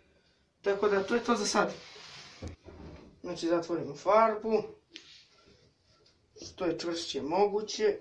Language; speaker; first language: Serbian; native; Serbian